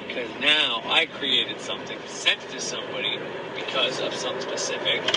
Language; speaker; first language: English; native; English